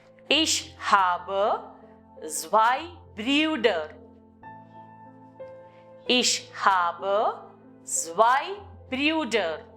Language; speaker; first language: German; non-native, fluent; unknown